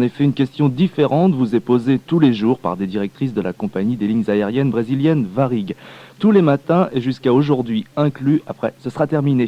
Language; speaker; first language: French; native; French